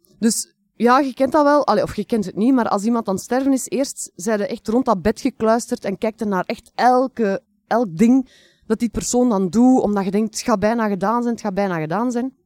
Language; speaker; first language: Dutch; native; Dutch